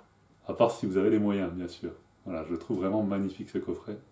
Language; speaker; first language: French; native; French